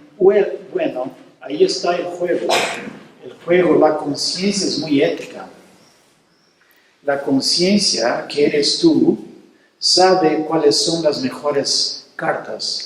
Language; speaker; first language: Spanish; non-native, fluent; Portuguese